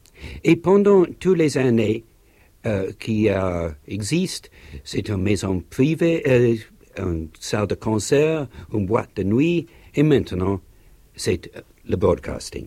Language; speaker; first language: French; non-native, learner; English